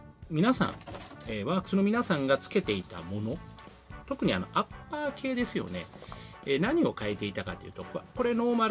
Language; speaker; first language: Japanese; native; Japanese